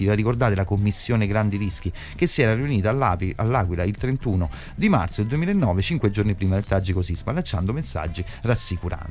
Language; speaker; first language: Italian; native; Italian